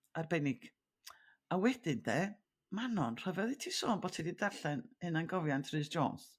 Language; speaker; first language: Welsh; native; Welsh